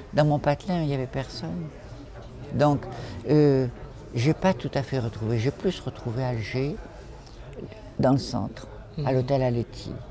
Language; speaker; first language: French; native; French